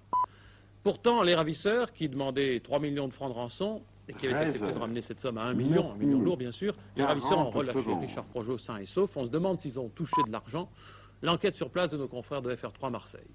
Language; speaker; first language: French; native; French